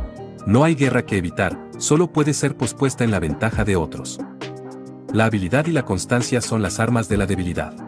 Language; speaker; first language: Spanish; native; Spanish